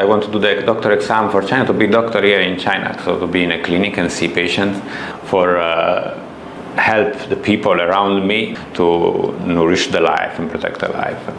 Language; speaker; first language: English; non-native, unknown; Italian